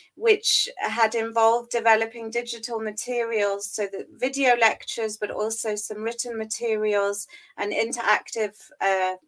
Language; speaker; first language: English; native; English